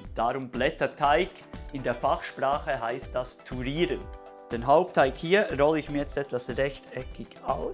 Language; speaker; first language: German; native; German